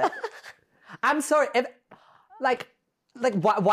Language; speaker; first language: English; native; English